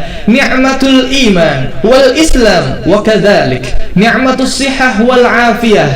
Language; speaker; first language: Arabic; non-native, learner; Indonesian